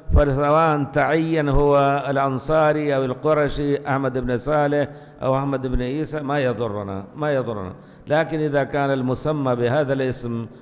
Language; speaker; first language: Arabic; native; Arabic